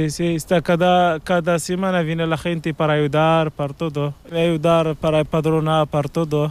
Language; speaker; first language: Spanish; non-native, learner; Arabic